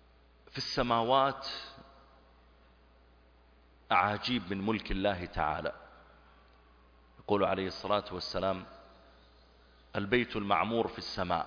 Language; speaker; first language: Arabic; native; Arabic